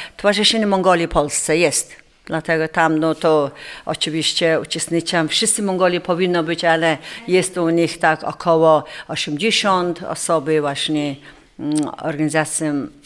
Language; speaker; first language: Polish; non-native, learner; Mongolian